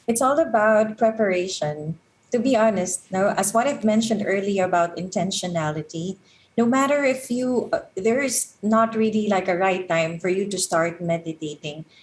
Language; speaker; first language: English; non-native, local second language; Filipino